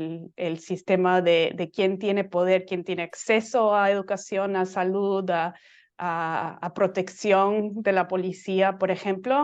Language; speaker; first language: Spanish; non-native, fluent; English